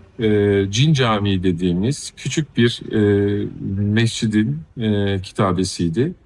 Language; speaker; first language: Turkish; native; Turkish